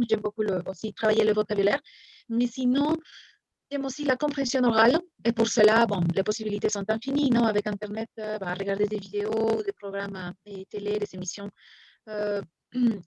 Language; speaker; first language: French; non-native, fluent; Spanish